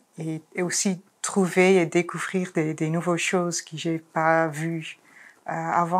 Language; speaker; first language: French; non-native, fluent; Dutch